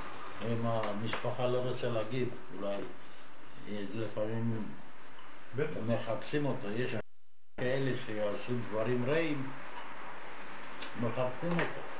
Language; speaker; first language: Hebrew; non-native, fluent; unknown